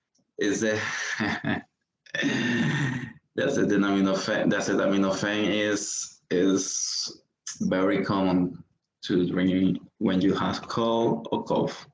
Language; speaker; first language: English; non-native, learner; Spanish